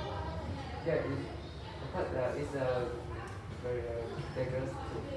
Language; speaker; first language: English; non-native, learner; Vietnamese